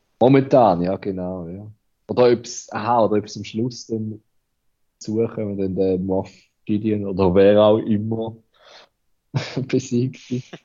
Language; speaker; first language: German; native; German